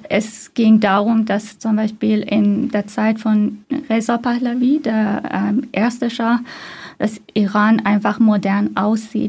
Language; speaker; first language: German; non-native, fluent; Persian